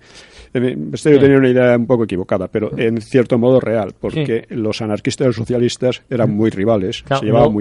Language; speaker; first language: Spanish; native; Spanish